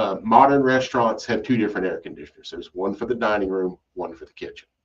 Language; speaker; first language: English; native; English